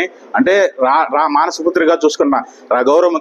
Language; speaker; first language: Telugu; native; Telugu